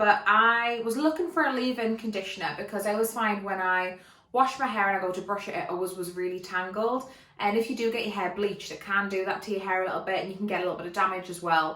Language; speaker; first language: English; native; English